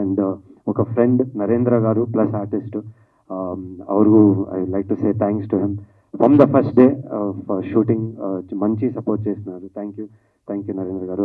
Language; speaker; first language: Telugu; non-native, learner; Kannada